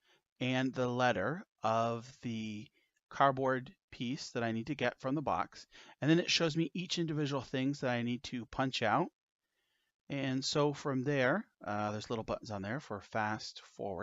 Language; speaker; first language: English; native; English